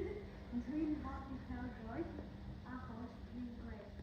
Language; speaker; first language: Welsh; non-native, learner; English